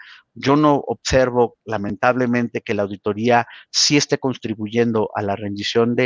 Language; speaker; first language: Spanish; native; Spanish